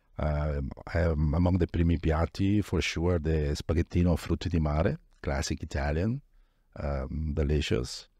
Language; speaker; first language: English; non-native, fluent; Italian